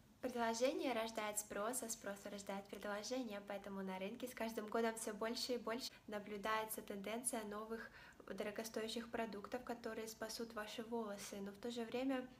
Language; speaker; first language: Russian; native; Russian